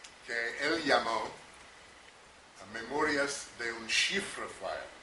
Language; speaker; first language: Spanish; non-native, fluent; English